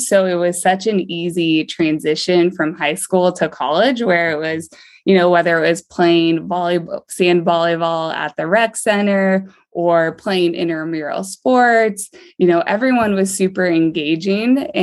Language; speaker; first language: English; native; English